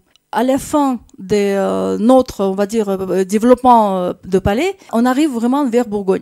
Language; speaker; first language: French; non-native, fluent; Russian